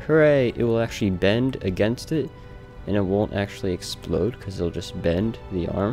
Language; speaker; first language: English; native; English